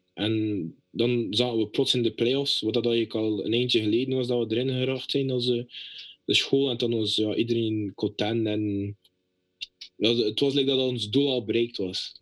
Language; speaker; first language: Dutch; native; Dutch